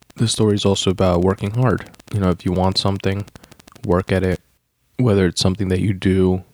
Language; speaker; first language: English; early bilingual, other home language; Spanish